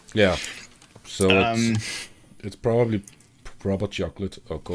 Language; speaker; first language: English; non-native, fluent; Danish